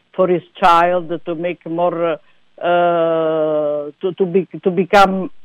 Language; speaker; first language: English; non-native, fluent; Italian